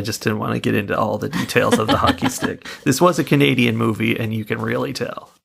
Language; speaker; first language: English; native; English